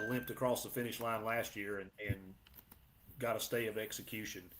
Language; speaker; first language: English; native; English